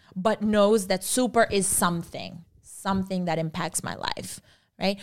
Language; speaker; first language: English; non-native, local second language; Urdu